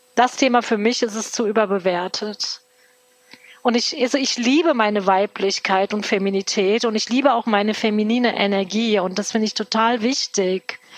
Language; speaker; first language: German; early bilingual, other home language; Turkish